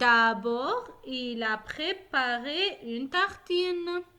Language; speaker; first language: French; non-native, local second language; Arabic